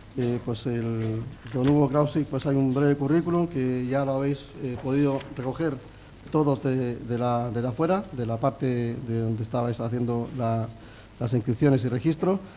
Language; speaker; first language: Spanish; native; Spanish